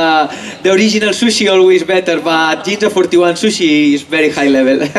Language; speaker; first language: English; non-native, fluent; Spanish